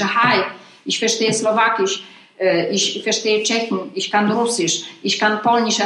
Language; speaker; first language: German; non-native, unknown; Polish